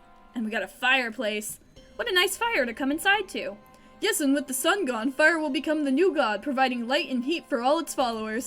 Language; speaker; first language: English; native; English